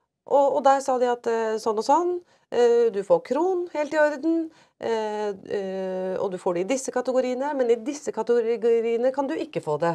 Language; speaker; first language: Norwegian; native; Norwegian